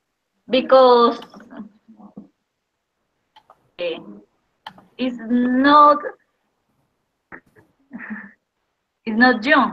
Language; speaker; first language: English; non-native, learner; Spanish